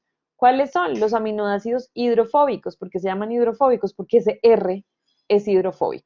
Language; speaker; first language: Spanish; native; Spanish